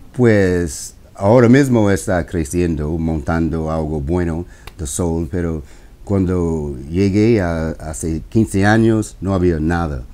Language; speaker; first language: Spanish; non-native, learner; English